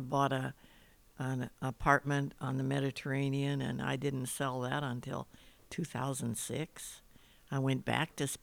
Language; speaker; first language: English; native; English